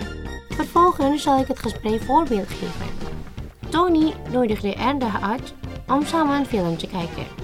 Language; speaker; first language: Dutch; non-native, fluent; Indonesian